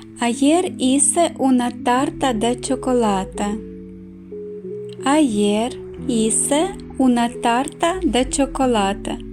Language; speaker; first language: Spanish; non-native, fluent; Ukrainian